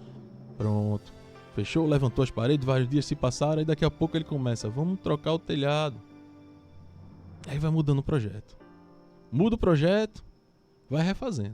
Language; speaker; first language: Portuguese; native; Portuguese